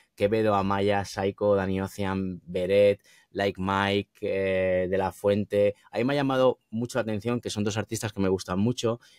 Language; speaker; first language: Spanish; native; Spanish